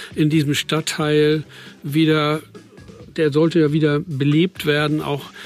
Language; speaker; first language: German; native; German